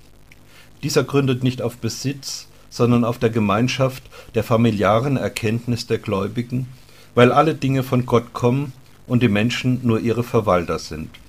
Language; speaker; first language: German; native; German